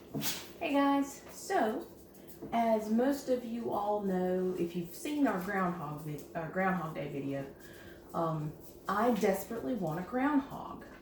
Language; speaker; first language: English; native; English